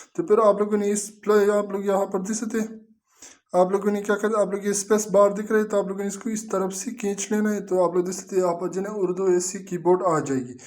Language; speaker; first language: Urdu; non-native, local second language; Punjabi